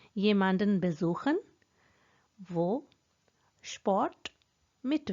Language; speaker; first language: German; non-native, fluent; Hindi